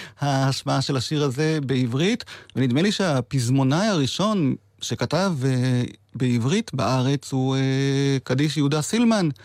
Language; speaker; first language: Hebrew; native; Hebrew